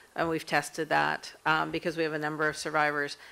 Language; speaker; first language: English; native; English